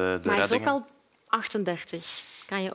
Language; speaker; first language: Dutch; native; Dutch